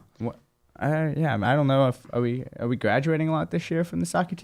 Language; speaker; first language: English; native; English